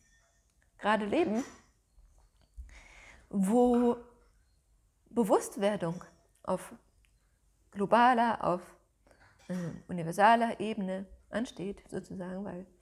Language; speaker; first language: German; native; German